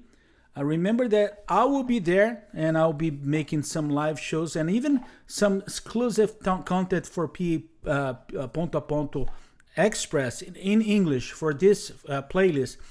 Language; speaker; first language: English; non-native, fluent; Portuguese